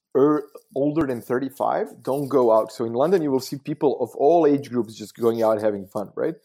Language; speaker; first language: English; non-native, fluent; Croatian